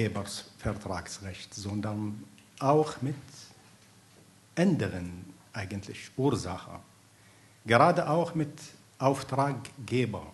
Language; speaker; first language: German; non-native, fluent; Arabic